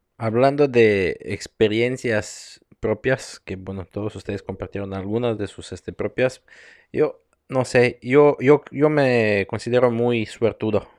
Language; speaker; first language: Spanish; non-native, fluent; Croatian